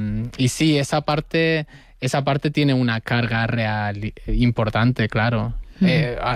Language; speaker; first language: Spanish; native; Spanish